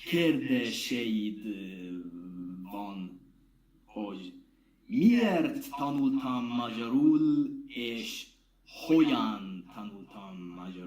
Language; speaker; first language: Hungarian; non-native, learner; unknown